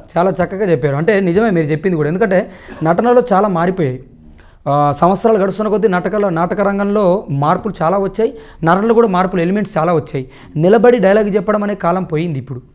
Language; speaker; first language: Telugu; native; Telugu